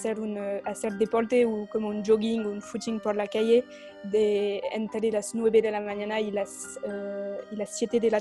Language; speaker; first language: Spanish; non-native, fluent; French